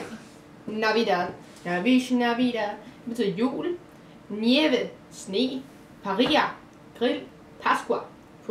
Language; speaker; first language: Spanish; non-native, learner; Danish